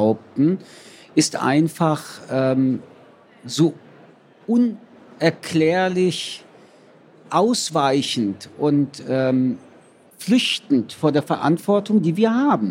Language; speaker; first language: German; early bilingual, other home language; French